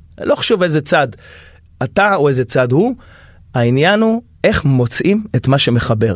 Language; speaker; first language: Hebrew; native; Hebrew